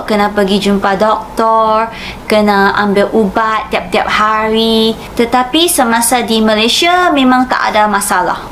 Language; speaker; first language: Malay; non-native, fluent; Japanese